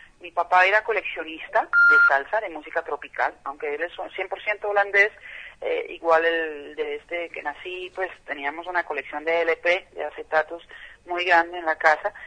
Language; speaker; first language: Spanish; non-native, fluent; Dutch